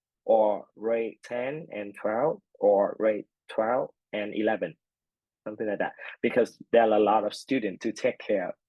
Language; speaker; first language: English; non-native, fluent; Vietnamese